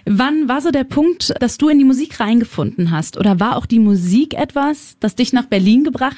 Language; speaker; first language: German; native; German